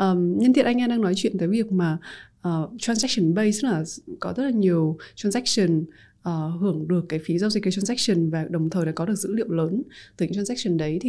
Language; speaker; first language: Vietnamese; native; Vietnamese